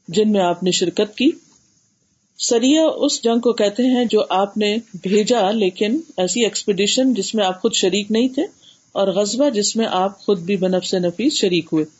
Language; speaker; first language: Urdu; native; Urdu